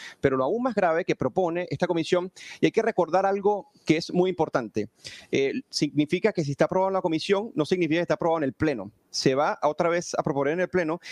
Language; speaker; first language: Spanish; native; Spanish